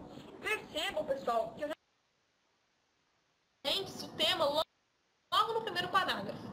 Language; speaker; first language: Portuguese; native; Portuguese